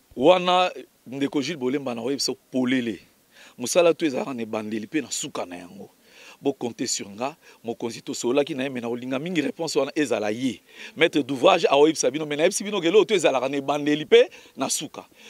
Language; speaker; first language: Lingala; native; Lingala